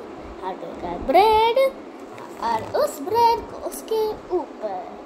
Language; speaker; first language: Hindi; native; Hindi